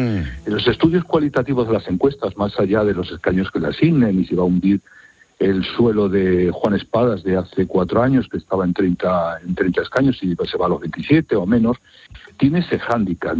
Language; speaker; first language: Spanish; native; Spanish